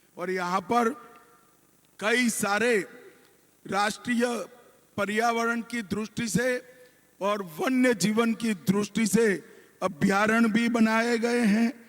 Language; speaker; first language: Hindi; non-native, local second language; Gujarati